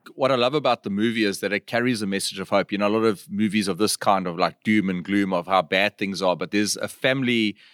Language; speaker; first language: English; native; English